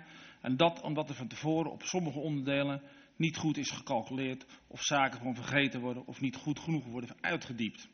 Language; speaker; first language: Dutch; native; Dutch